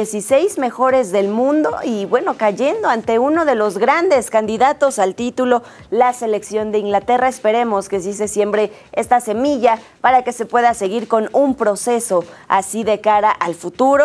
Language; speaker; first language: Spanish; native; Spanish